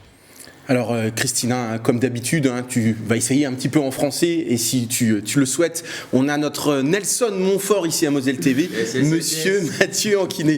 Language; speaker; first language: French; native; French